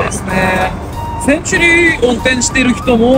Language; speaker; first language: Japanese; non-native, learner; Russian